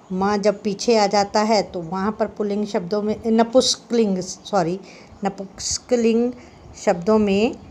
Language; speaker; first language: Hindi; native; Hindi